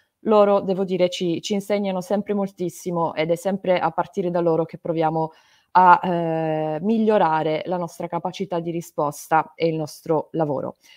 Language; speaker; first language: Italian; native; Italian